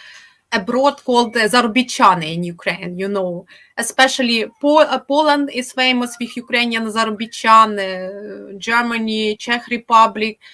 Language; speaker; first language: English; non-native, fluent; Ukrainian